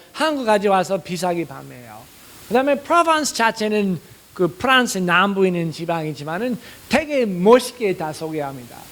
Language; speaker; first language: Korean; non-native, fluent; English